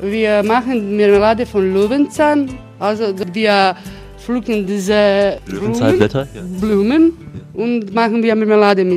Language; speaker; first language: German; non-native, fluent; Croatian